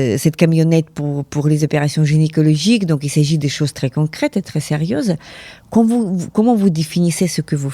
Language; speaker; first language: French; non-native, fluent; Ukrainian